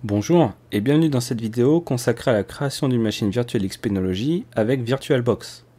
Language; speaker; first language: French; native; French